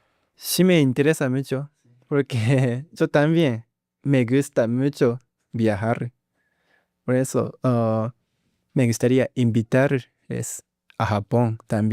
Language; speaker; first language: Spanish; non-native, learner; Japanese